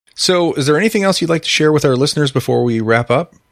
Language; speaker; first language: English; native; English